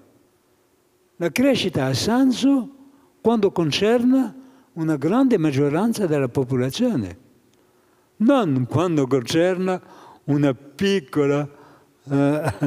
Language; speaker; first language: Italian; non-native, fluent; French